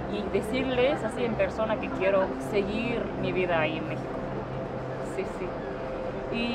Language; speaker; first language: Spanish; non-native, fluent; Japanese